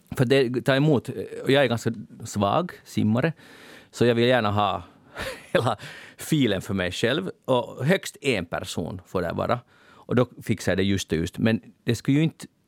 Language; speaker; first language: Swedish; native; Swedish